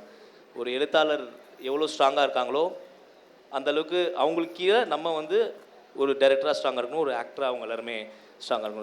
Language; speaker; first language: Tamil; native; Tamil